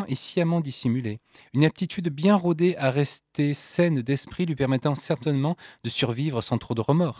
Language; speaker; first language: French; native; French